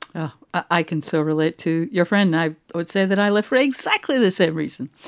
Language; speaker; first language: English; native; English